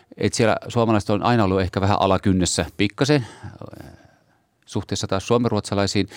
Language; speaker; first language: Finnish; native; Finnish